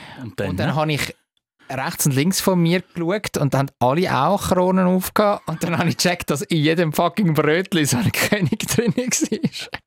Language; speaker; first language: German; native; German